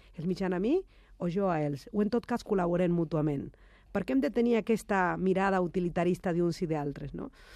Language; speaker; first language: Catalan; non-native, fluent; Spanish